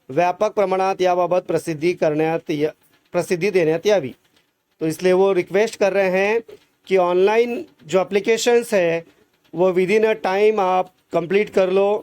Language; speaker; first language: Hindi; non-native, local second language; Marathi